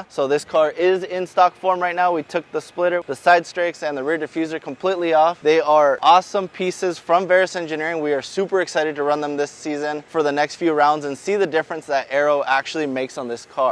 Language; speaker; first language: English; native; English